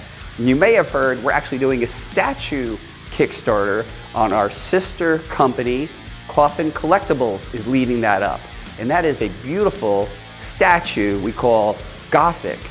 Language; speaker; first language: English; native; English